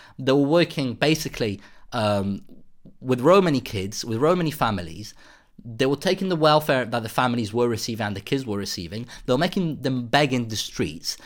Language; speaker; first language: English; native; English